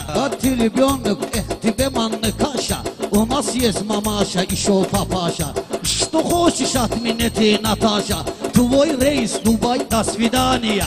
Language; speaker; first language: Russian; non-native, learner; Talysh